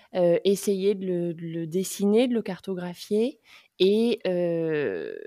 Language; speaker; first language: French; native; French